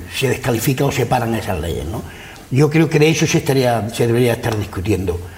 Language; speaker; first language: Spanish; non-native, local second language; Catalan